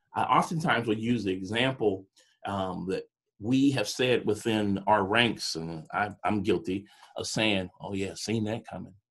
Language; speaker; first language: English; native; English